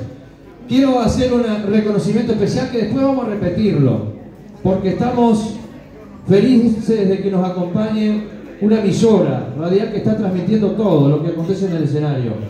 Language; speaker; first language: Spanish; native; Spanish